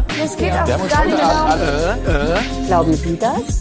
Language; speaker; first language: German; native; German